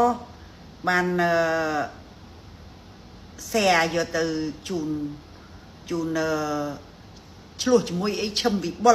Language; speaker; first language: Khmer; native; Khmer